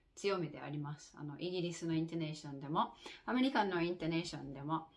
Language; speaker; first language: Japanese; non-native, fluent; English